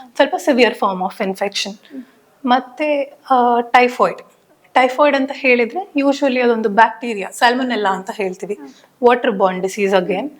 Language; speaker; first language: Kannada; native; Kannada